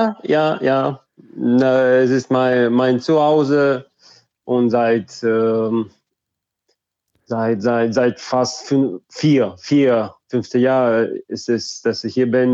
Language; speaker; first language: German; non-native, fluent; Russian